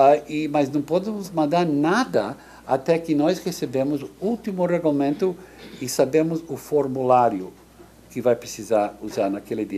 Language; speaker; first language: Portuguese; non-native, fluent; English